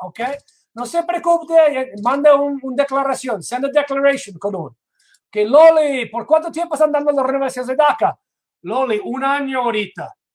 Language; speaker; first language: Spanish; non-native, fluent; English